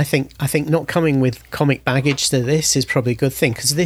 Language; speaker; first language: English; native; English